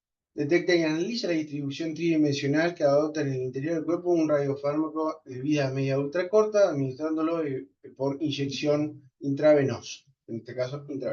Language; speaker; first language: Spanish; native; Spanish